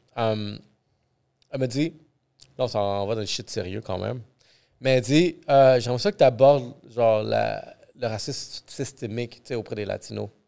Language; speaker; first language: French; non-native, fluent; English